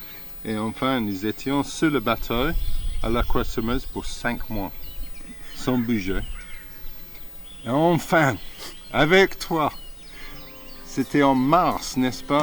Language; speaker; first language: French; non-native, fluent; English